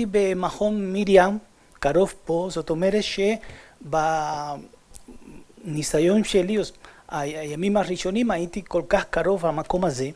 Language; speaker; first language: Hebrew; non-native, fluent; Spanish